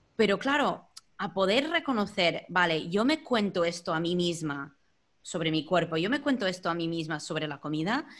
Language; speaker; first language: Spanish; non-native, fluent; English